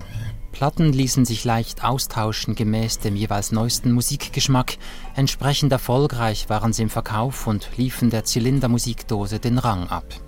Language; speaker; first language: German; native; German